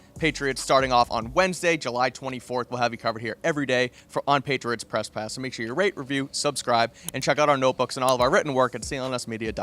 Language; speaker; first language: English; native; English